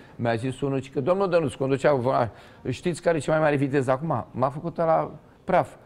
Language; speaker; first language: Romanian; native; Romanian